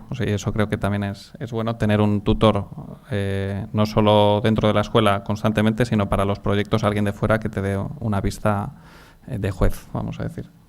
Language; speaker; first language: Spanish; native; Spanish